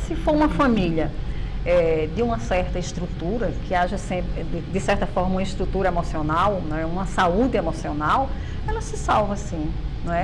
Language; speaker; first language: Portuguese; native; Portuguese